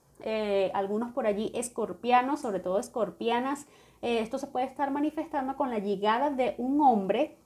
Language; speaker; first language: Spanish; native; Spanish